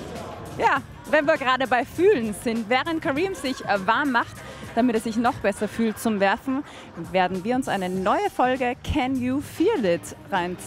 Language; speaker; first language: German; native; German